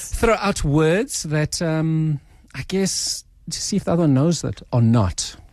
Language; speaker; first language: English; non-native, local second language; Swati